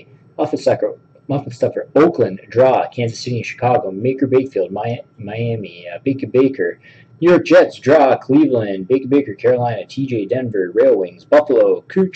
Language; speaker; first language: English; native; English